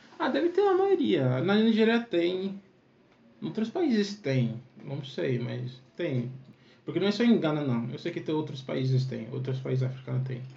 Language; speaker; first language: Portuguese; non-native, fluent; Akan